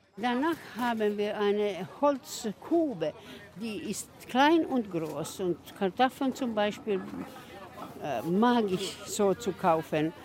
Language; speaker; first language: German; non-native, fluent; Swedish